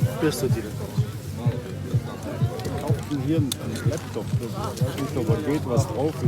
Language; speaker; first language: German; non-native, learner; Thai